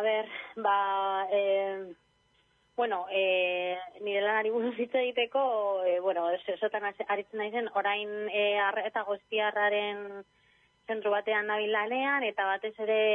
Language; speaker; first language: Basque; non-native, local second language; Spanish